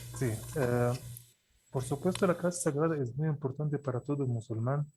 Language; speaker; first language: Spanish; non-native, fluent; Arabic